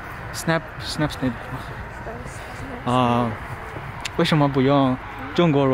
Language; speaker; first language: Chinese; non-native, learner; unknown